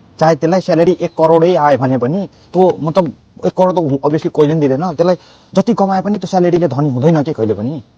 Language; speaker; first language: Nepali; native; Nepali